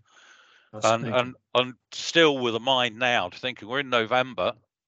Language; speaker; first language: English; native; English